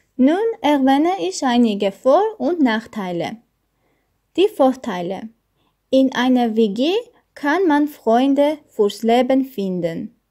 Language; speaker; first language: German; non-native, fluent; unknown